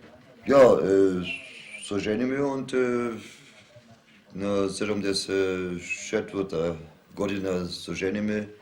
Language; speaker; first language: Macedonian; non-native, learner; German